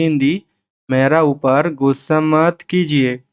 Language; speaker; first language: Hindi; non-native, learner; Bangla